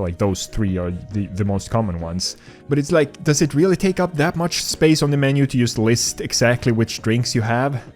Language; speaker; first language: English; non-native, fluent; Swedish